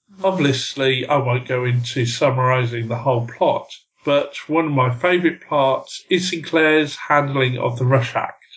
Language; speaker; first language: English; native; English